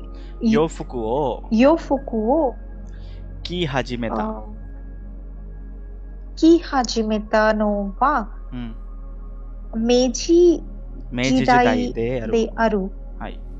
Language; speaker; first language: Japanese; non-native, fluent; Hindi